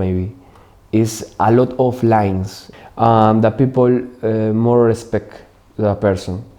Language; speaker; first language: English; non-native, learner; Spanish